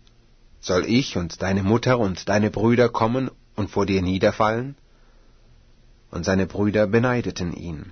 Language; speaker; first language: German; native; German